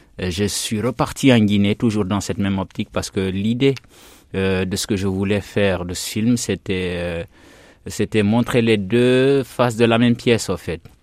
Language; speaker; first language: French; non-native, local second language; Fula